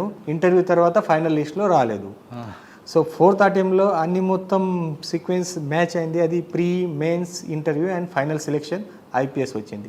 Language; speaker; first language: Telugu; non-native, learner; Marathi